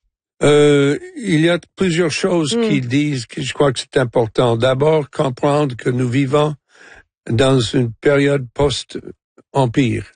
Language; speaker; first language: French; non-native, local second language; English